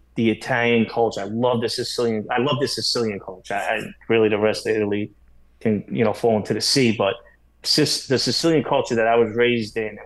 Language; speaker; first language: English; native; English